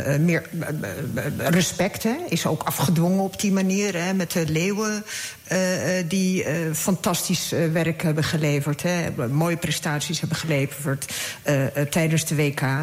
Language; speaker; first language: Dutch; early bilingual, other home language; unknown